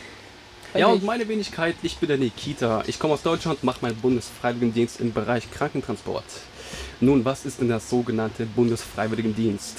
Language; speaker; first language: German; native; German